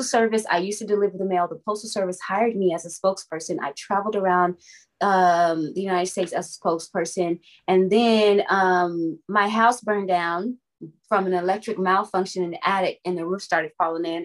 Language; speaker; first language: English; native; English